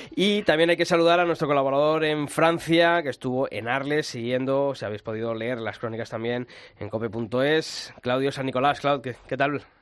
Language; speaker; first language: Spanish; native; Spanish